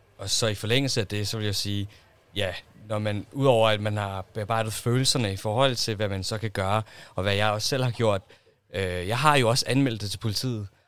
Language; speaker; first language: Danish; early bilingual, other home language; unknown